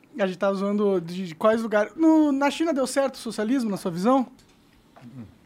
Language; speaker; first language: Portuguese; native; Portuguese